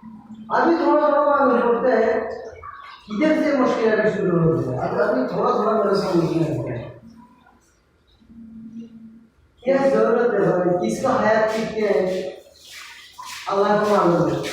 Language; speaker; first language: Hindi; non-native, learner; Bangla